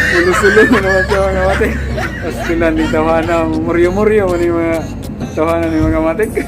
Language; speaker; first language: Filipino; non-native, local second language; Cebuano